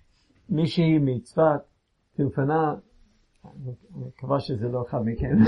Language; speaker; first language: Hebrew; non-native, fluent; English